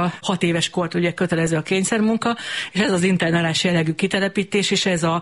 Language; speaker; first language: Hungarian; native; Hungarian